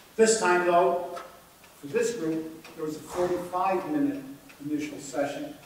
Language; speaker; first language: English; native; English